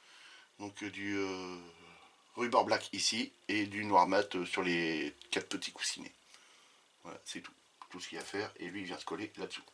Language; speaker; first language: French; native; French